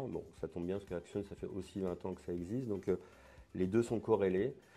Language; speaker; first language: French; native; French